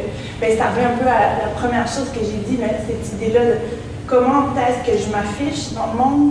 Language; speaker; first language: French; native; French